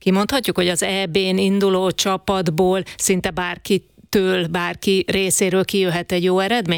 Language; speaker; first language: Hungarian; native; Hungarian